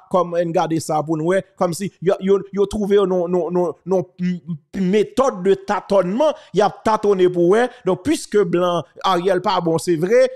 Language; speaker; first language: French; non-native, local second language; Haitian Creole